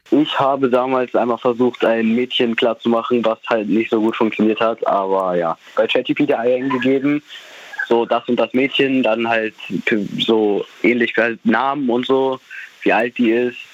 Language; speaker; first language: German; native; German